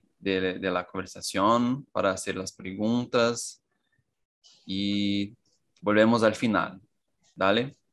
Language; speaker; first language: Spanish; non-native, fluent; Portuguese